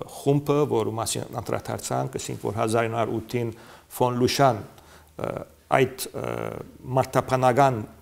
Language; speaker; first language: Armenian; early bilingual, heritage; Armenian